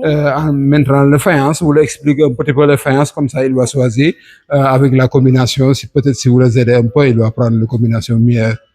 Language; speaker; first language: French; non-native, local second language; Wolof